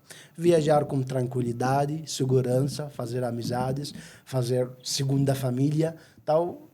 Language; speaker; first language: Portuguese; non-native, fluent; Arabic